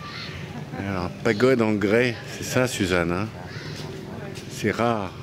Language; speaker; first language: French; native; French